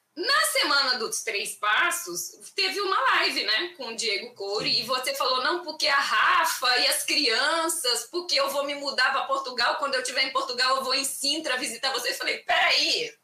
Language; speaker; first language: Portuguese; native; Portuguese